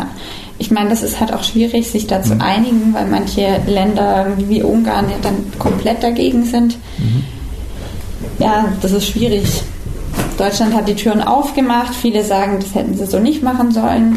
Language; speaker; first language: German; native; German